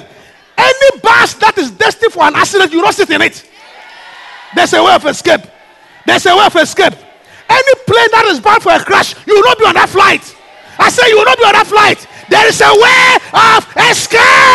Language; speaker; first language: English; non-native, local second language; Akan